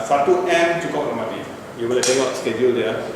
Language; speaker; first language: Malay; non-native, local second language; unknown